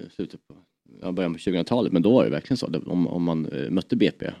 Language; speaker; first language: Swedish; native; Swedish